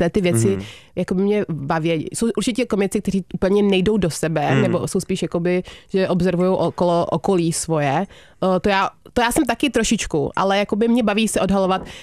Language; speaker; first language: Czech; early bilingual, heritage; Czech